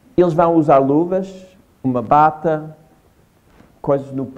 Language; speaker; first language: Portuguese; non-native, fluent; English